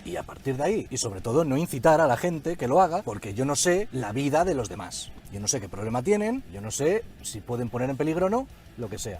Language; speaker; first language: Spanish; native; Spanish